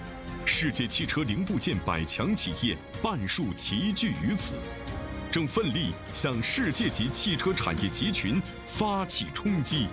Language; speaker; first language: Chinese; native; Chinese